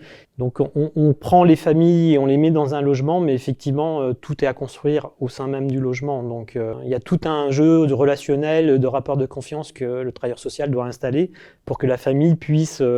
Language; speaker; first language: French; native; French